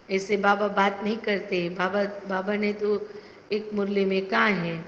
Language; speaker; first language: Hindi; non-native, local second language; Gujarati